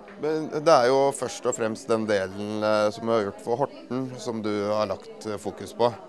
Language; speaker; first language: Norwegian; native; Norwegian